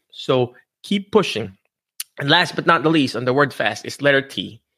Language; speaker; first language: English; non-native, local second language; Filipino